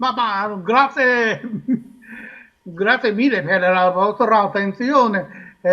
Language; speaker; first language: Italian; non-native, learner; Japanese